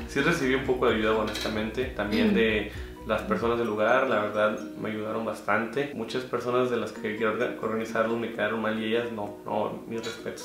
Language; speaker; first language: Spanish; native; Spanish